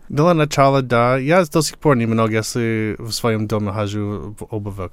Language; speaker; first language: Russian; non-native, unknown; English